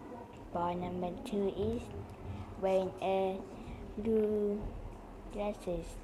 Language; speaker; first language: English; non-native, learner; Vietnamese